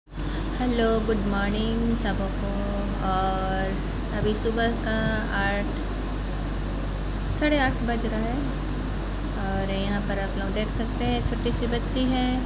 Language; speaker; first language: Hindi; non-native, local second language; Odia